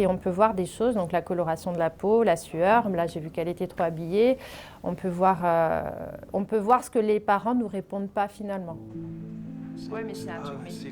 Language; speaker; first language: French; native; French